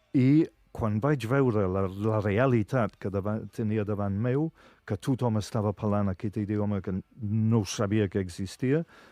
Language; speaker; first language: Catalan; non-native, fluent; English